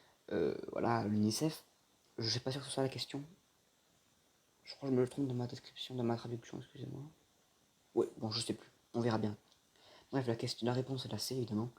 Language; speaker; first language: French; native; French